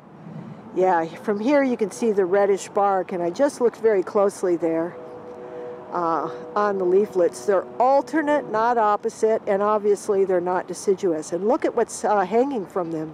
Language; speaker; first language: English; native; English